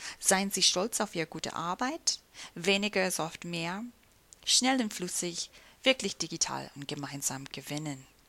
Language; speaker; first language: German; non-native, fluent; English